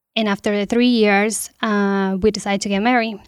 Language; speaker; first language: English; non-native, fluent; Spanish